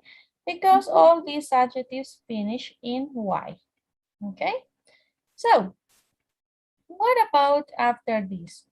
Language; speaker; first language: English; non-native, fluent; Spanish